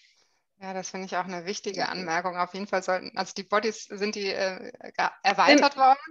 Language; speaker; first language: German; native; German